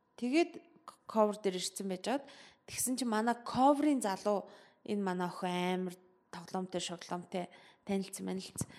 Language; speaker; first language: Mongolian; early bilingual, heritage; Mongolian